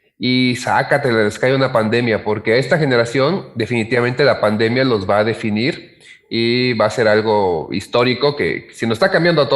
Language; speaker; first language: Spanish; native; Spanish